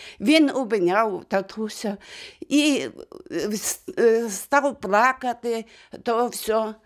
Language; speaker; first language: Ukrainian; native; Ukrainian